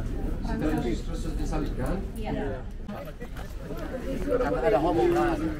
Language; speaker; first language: Indonesian; non-native, learner; Arabic